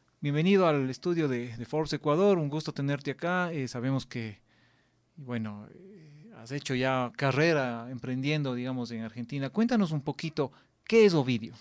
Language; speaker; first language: Spanish; native; Spanish